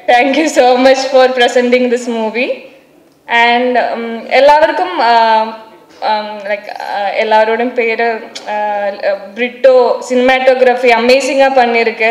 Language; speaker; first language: Tamil; non-native, learner; Malayalam